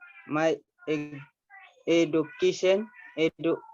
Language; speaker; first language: English; non-native, learner; Indonesian